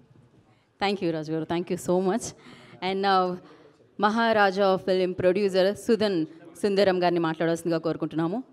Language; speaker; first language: Telugu; native; Telugu